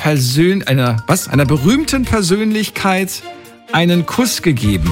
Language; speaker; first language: German; native; German